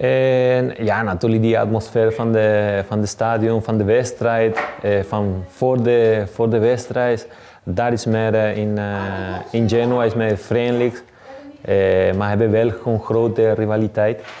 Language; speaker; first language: Dutch; non-native, learner; Spanish